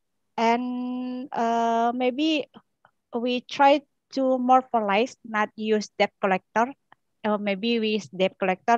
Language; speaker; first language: English; non-native, learner; Indonesian